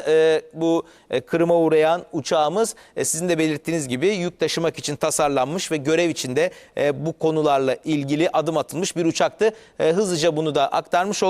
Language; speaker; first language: Turkish; native; Turkish